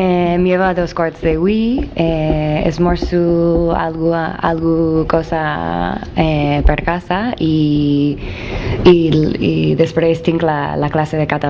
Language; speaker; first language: Catalan; non-native, learner; English